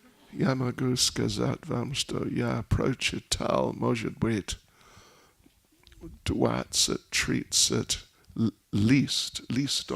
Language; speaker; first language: Russian; non-native, learner; English